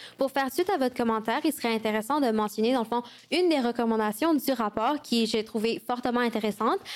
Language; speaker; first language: French; early bilingual, other home language; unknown